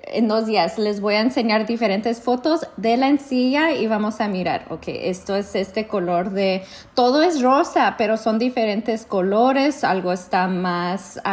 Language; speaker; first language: Spanish; early bilingual, heritage; Spanish